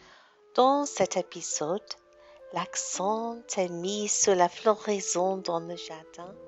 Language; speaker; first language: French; non-native, learner; English